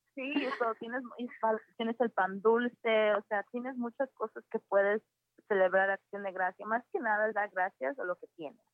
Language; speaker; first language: Spanish; early bilingual, heritage; Spanish